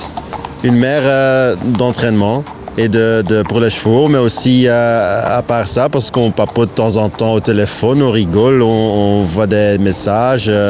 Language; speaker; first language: French; non-native, local second language; Dutch